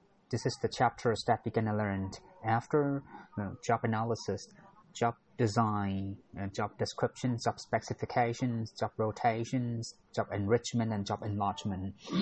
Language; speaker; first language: English; non-native, fluent; Thai